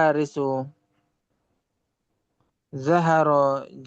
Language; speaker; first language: Arabic; non-native, learner; Indonesian